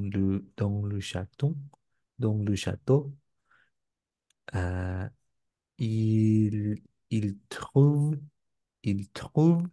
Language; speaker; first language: French; non-native, learner; English